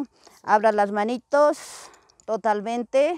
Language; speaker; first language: Spanish; native; Spanish